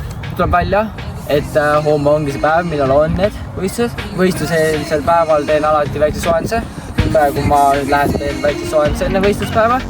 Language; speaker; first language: Estonian; native; Estonian